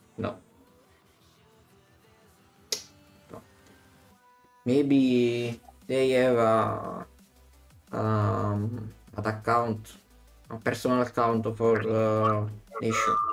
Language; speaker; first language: English; non-native, learner; Italian